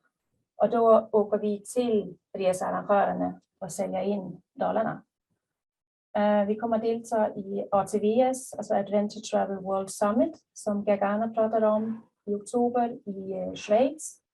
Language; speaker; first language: Swedish; native; Swedish